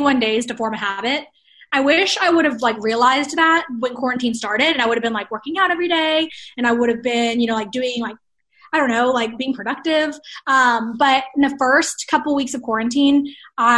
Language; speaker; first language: English; native; English